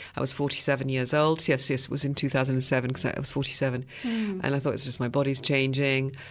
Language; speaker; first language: English; early bilingual, other home language; French